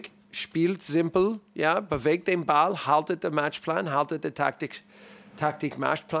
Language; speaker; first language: German; non-native, learner; English